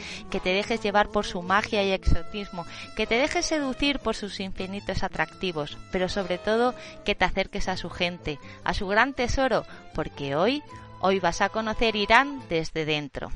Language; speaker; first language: Spanish; native; Spanish